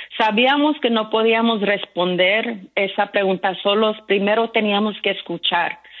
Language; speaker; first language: Spanish; early bilingual, heritage; Spanish